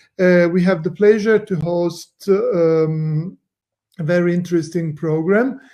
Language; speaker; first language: English; non-native, fluent; Italian